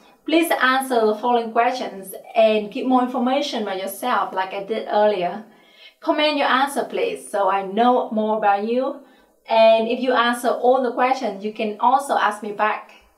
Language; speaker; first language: English; non-native, fluent; Vietnamese